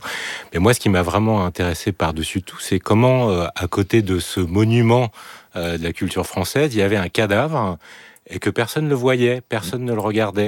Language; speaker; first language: French; native; French